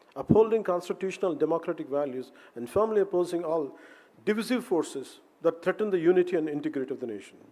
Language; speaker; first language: English; non-native, local second language; Telugu